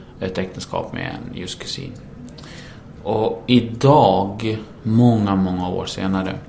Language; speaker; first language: Swedish; early bilingual, other home language; Kurdish